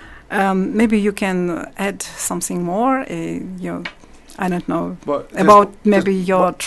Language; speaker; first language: English; non-native, learner; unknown